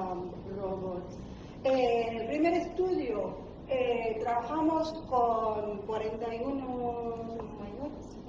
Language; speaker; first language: Spanish; non-native, learner; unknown